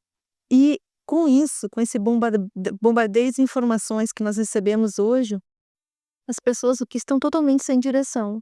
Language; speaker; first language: Portuguese; native; Portuguese